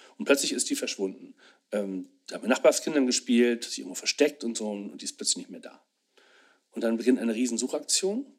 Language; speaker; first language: German; native; German